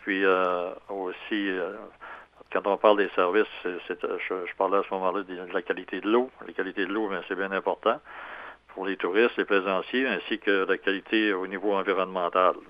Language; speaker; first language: French; native; French